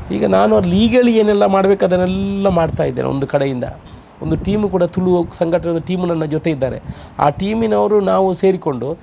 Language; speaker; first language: Kannada; non-native, local second language; Tulu